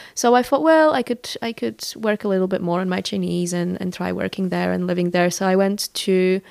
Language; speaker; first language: English; non-native, fluent; Polish